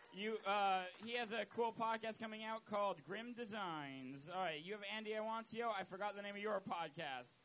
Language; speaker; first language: English; native; English